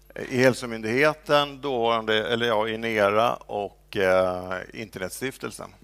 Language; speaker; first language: Swedish; native; Swedish